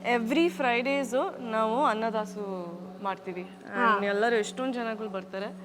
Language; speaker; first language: Kannada; early bilingual, heritage; Kannada